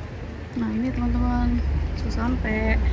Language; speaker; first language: Indonesian; native; Indonesian